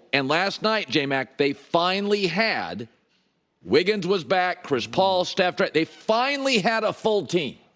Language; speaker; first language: English; native; English